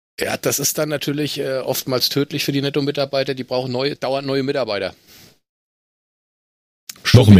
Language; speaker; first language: German; native; German